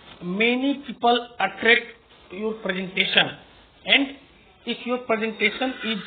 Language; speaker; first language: English; non-native, local second language; Hindi